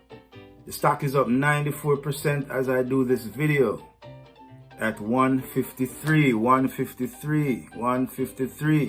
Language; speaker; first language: English; native; English